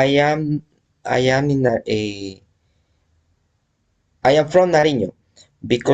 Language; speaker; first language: English; non-native, learner; Spanish